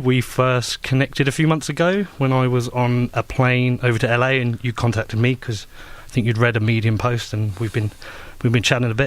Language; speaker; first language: English; native; English